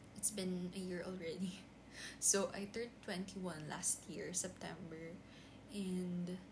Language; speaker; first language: English; non-native, local second language; Filipino